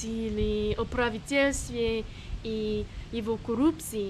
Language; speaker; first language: Russian; non-native, learner; English